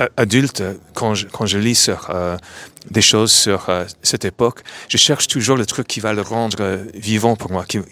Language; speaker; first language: French; non-native, fluent; English